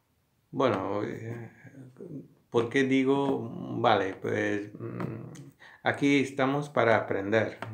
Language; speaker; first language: Spanish; non-native, learner; Hindi